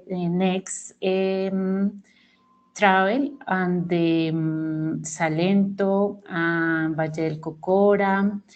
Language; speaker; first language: English; non-native, learner; Spanish